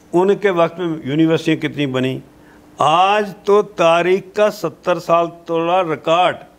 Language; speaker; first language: Urdu; non-native, local second language; Pahari-Potwari